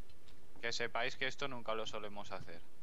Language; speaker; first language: Spanish; native; Spanish